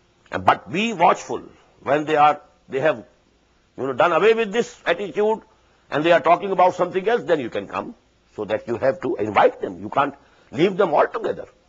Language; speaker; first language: English; non-native, local second language; Urdu